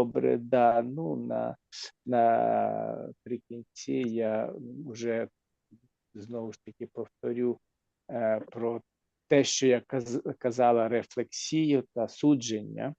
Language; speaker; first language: Ukrainian; native; Ukrainian